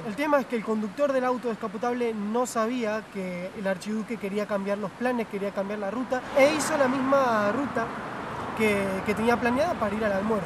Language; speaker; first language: Spanish; native; Spanish